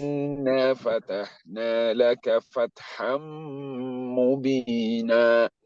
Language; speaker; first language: Arabic; non-native, fluent; English